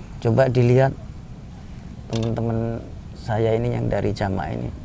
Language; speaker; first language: Indonesian; native; Indonesian